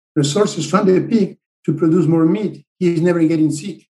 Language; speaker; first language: English; non-native, fluent; Spanish